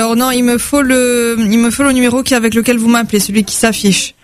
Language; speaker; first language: French; native; French